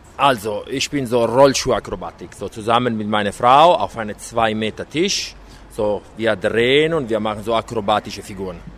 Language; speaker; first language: German; non-native, learner; Italian